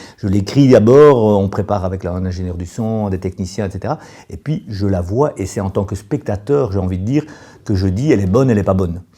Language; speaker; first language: French; native; French